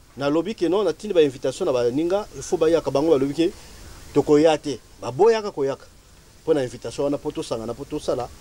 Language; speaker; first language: Lingala; non-native, local second language; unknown